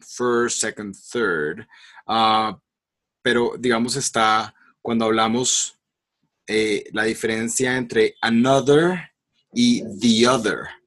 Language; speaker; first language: Spanish; native; Spanish